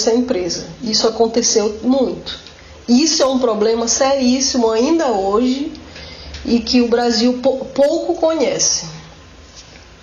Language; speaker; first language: Portuguese; native; Portuguese